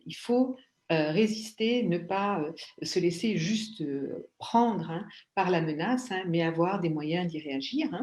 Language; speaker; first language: French; native; French